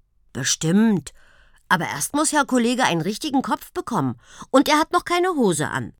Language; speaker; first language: German; native; German